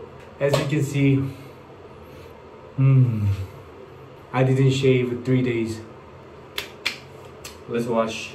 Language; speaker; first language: English; non-native, learner; Korean